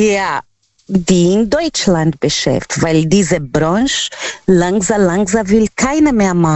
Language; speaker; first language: German; non-native, learner; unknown